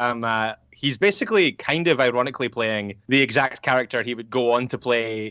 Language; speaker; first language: English; native; English